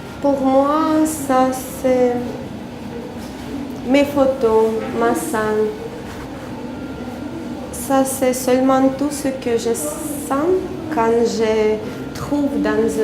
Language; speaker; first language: French; non-native, learner; Russian